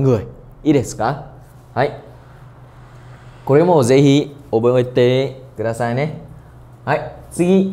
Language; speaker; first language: Japanese; non-native, fluent; Vietnamese